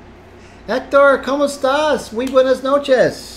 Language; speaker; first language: Spanish; non-native, learner; English